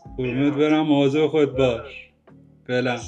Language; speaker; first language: Persian; native; Persian